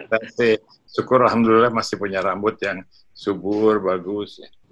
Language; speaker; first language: Indonesian; native; Indonesian